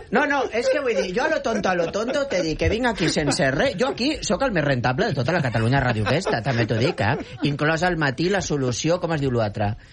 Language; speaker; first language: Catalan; native; Catalan